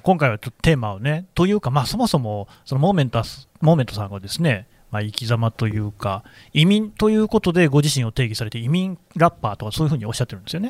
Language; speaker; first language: Japanese; native; Japanese